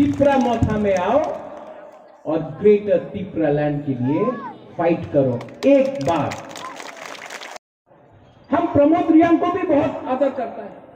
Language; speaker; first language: Hindi; non-native, local second language; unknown